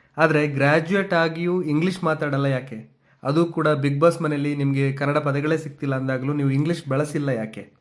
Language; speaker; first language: Kannada; native; Kannada